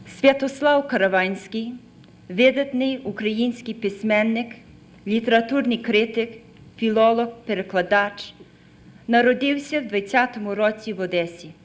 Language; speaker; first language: Ukrainian; early bilingual, heritage; Ukrainian